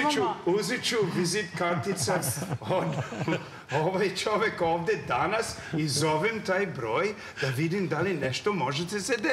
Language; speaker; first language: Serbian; non-native, learner; English